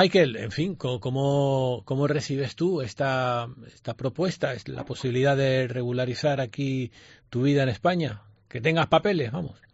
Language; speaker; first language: Spanish; native; Spanish